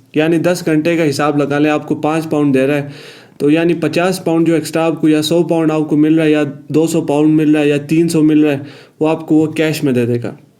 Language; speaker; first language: Urdu; non-native, local second language; Punjabi